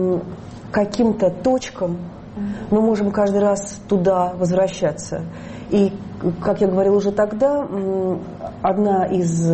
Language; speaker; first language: Russian; native; Russian